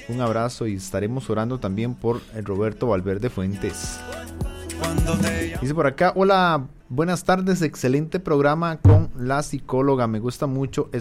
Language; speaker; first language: Spanish; native; Spanish